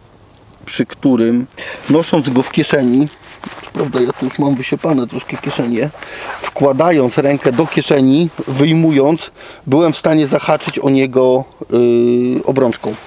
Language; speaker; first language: Polish; native; Polish